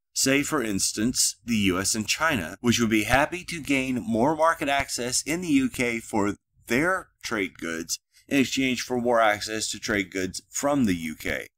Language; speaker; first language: English; native; English